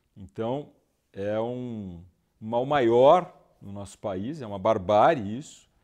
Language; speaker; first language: Portuguese; native; Portuguese